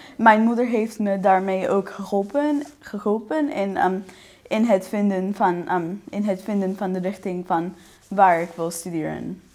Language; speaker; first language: Dutch; non-native, fluent; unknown